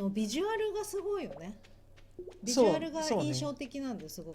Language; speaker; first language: Japanese; native; Japanese